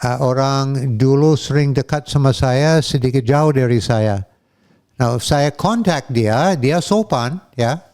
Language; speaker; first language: Indonesian; non-native, fluent; English